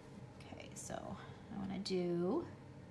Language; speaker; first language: English; native; English